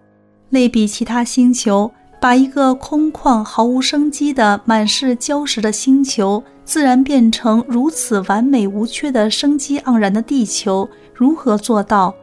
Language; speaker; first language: Chinese; native; Chinese